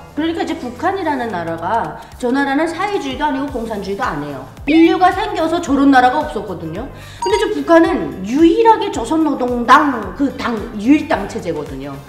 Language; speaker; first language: Korean; native; Korean